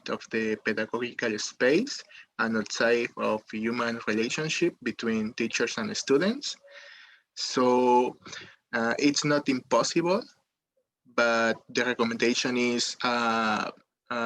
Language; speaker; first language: English; non-native, learner; Spanish